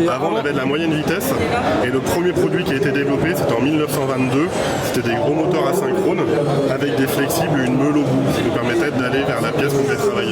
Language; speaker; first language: French; native; French